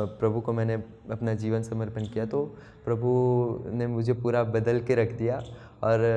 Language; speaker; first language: Hindi; non-native, local second language; Gujarati